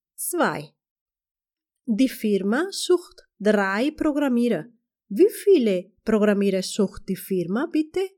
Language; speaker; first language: German; non-native, fluent; Spanish